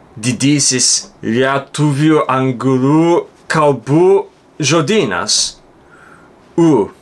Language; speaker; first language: Lithuanian; non-native, learner; Japanese